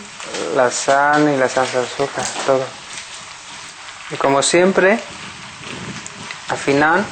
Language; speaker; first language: Spanish; non-native, learner; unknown